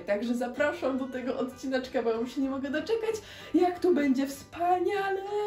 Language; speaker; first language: Polish; native; Polish